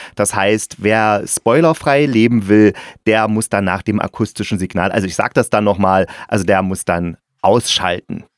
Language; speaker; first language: German; native; German